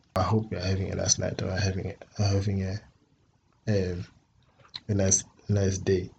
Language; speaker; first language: English; non-native, local second language; Tswana